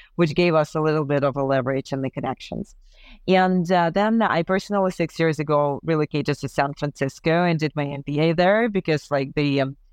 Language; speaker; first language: English; non-native, fluent; Ukrainian